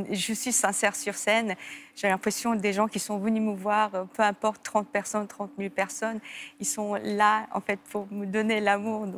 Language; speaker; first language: French; non-native, fluent; Korean